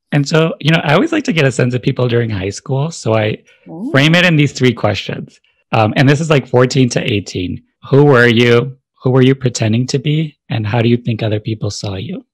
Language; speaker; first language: English; native; English